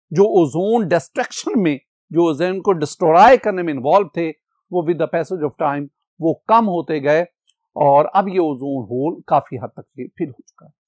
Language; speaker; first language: Urdu; non-native, local second language; Punjabi